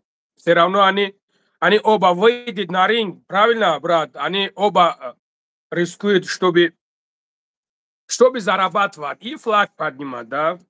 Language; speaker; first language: Russian; non-native, learner; Tajik